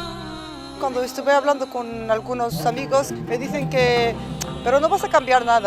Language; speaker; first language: Spanish; non-native, fluent; Arabic